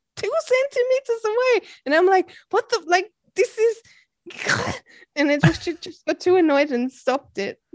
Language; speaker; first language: English; non-native, fluent; German